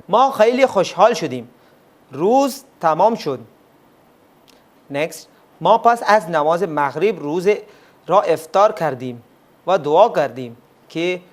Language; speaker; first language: Persian; non-native, fluent; Urdu